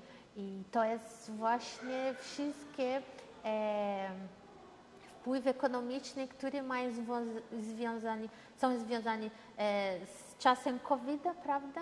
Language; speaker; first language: Polish; early bilingual, heritage; Portuguese